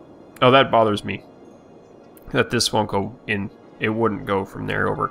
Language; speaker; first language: English; native; English